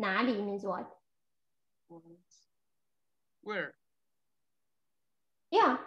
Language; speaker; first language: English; non-native, fluent; Chinese